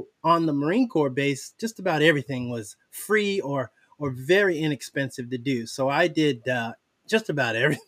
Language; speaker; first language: English; native; English